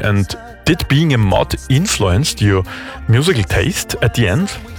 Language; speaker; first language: English; non-native, fluent; German